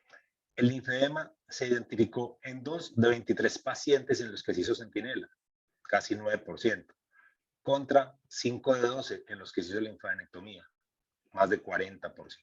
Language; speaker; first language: Spanish; native; Spanish